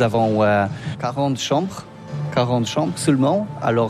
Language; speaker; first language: French; non-native, learner; Polish